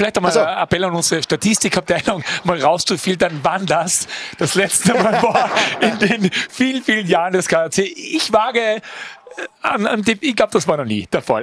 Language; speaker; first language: German; native; German